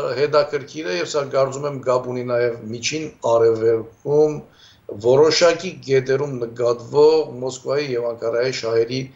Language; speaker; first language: Armenian; early bilingual, heritage; Armenian